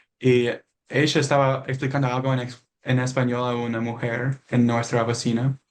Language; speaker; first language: Spanish; non-native, learner; English